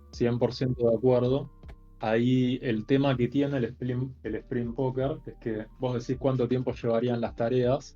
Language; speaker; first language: Spanish; native; Spanish